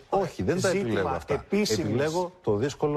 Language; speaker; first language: Greek; native; Greek